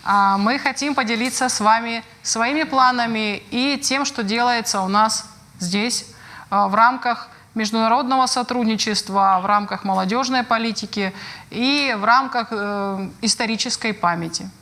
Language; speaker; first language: Russian; native; Russian